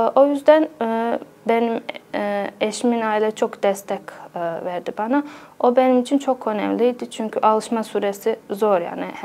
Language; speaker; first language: Turkish; non-native, fluent; Bosnian